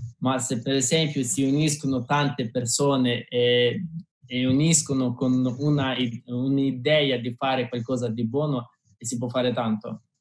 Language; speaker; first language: Italian; non-native, fluent; Russian